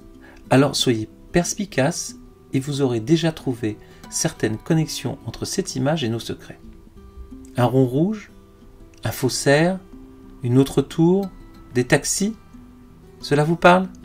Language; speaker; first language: French; native; French